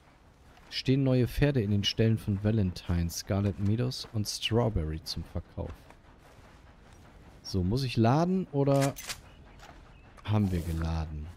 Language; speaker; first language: German; native; German